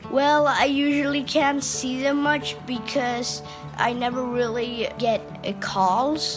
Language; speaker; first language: English; early bilingual, heritage; English